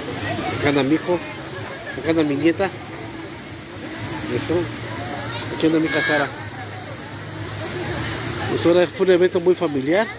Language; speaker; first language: Spanish; native; Spanish